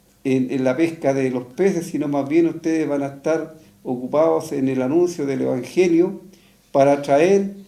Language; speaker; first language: Spanish; native; Spanish